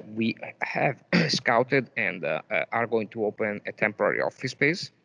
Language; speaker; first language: English; non-native, fluent; Italian